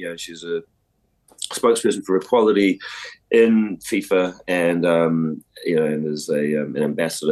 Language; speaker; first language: English; native; English